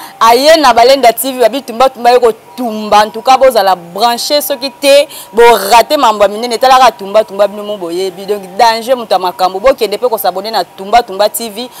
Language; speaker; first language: Lingala; native; Lingala